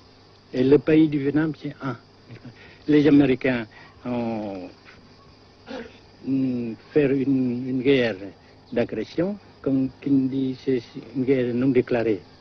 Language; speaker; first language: French; non-native, local second language; Vietnamese